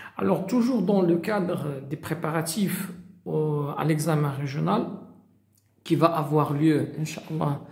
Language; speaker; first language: French; non-native, local second language; Arabic